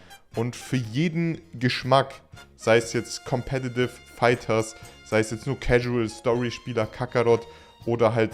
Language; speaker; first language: German; native; German